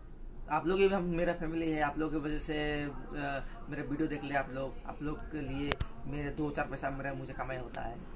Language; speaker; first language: Hindi; non-native, local second language; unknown